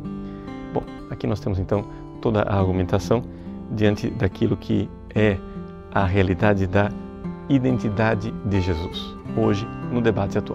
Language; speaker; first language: Portuguese; native; Portuguese